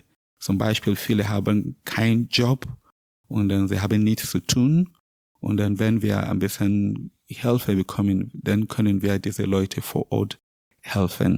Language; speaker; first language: German; non-native, learner; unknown